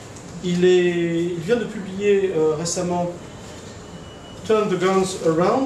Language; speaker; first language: French; native; French